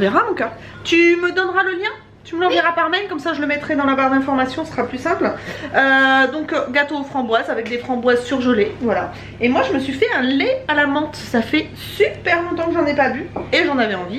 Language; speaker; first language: French; native; French